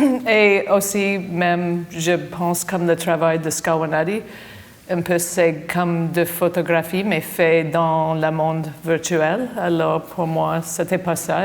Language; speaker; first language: French; non-native, fluent; English